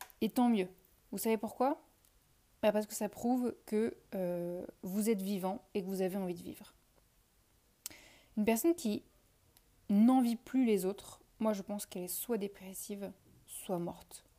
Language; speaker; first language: French; native; French